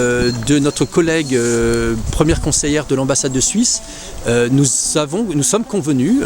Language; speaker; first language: French; native; French